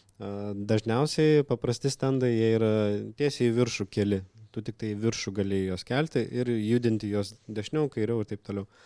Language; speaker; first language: Lithuanian; non-native, local second language; Russian